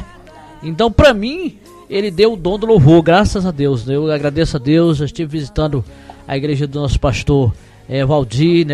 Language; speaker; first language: Portuguese; native; Portuguese